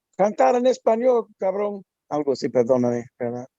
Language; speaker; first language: Spanish; non-native, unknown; English